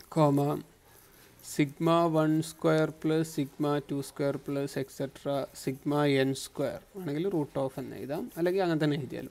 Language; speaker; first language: English; non-native, local second language; Malayalam